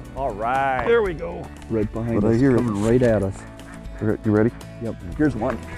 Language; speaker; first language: English; native; English